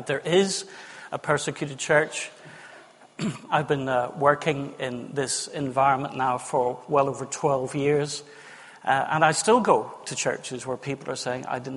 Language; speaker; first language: English; native; English